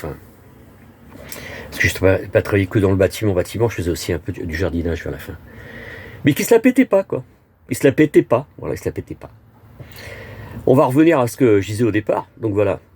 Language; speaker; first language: French; native; French